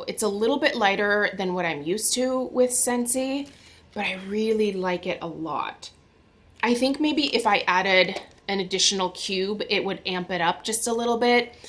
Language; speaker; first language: English; native; English